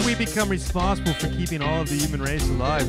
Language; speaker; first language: English; native; English